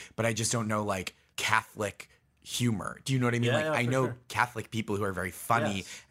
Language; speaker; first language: English; native; English